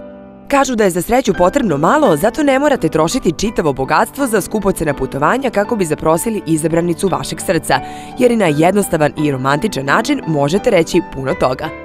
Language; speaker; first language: Croatian; native; Croatian